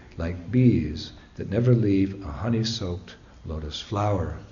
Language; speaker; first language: English; native; English